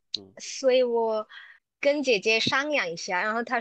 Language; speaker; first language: Chinese; non-native, local second language; Tamil